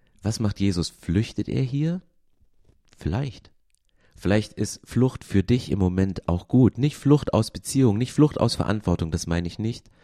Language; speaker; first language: German; native; German